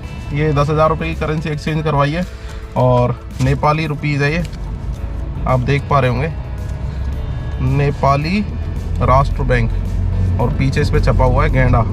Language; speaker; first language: Hindi; native; Hindi